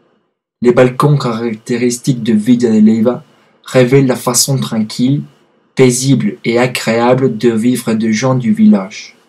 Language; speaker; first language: French; non-native, learner; Spanish